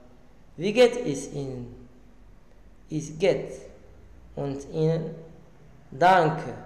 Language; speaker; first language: German; non-native, learner; Arabic